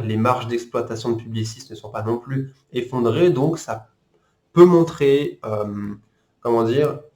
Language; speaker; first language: French; native; French